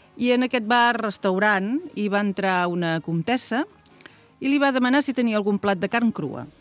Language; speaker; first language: Catalan; native; Catalan